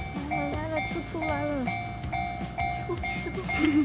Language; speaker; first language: Chinese; early bilingual, heritage; Chinese